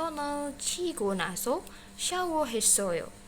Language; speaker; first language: Korean; non-native, fluent; Indonesian